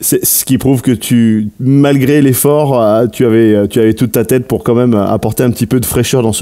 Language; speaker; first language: French; native; French